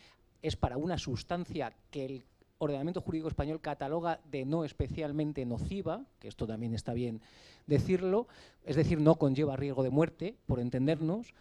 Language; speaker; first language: Spanish; native; Spanish